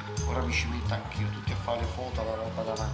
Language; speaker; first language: Italian; native; Italian